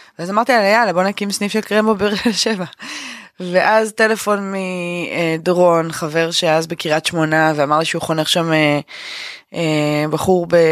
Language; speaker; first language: Hebrew; native; Hebrew